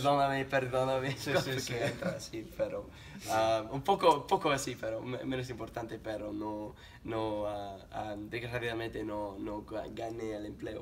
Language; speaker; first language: Spanish; non-native, learner; English